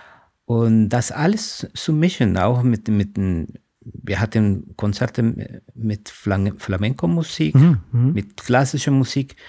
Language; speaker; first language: German; non-native, fluent; Spanish